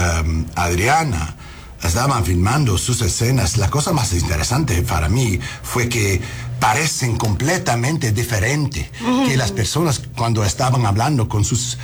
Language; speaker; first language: Spanish; non-native, learner; English